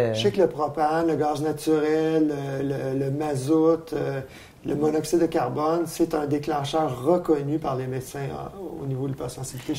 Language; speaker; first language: French; native; French